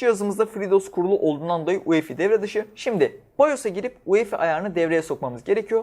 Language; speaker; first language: Turkish; native; Turkish